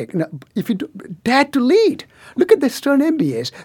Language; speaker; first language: English; non-native, local second language; Tamil